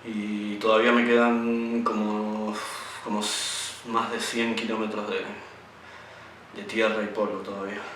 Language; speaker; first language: Spanish; native; Spanish